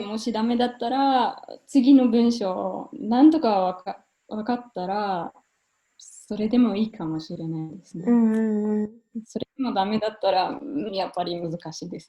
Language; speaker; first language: Japanese; non-native, fluent; German